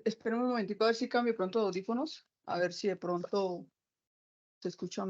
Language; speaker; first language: Spanish; native; Spanish